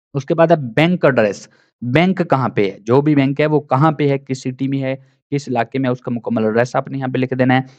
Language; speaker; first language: Urdu; non-native, local second language; Punjabi